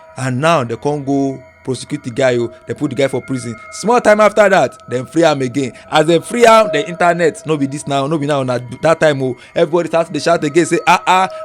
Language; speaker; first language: Nigerian Pidgin; non-native, local second language; Yoruba